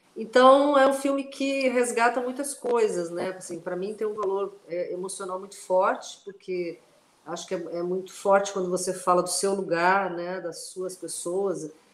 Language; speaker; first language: Portuguese; non-native, local second language; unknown